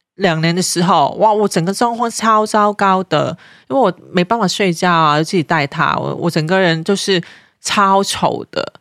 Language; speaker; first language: Chinese; non-native, local second language; Cantonese